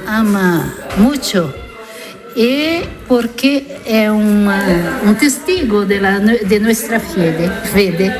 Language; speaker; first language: Spanish; non-native, learner; Italian